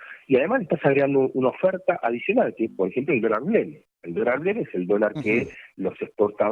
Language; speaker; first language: Spanish; native; Spanish